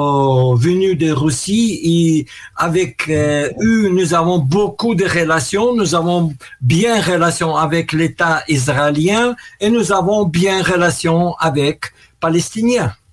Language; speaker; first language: French; non-native, learner; Russian